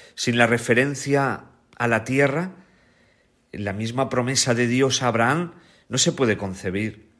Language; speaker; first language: Spanish; native; Spanish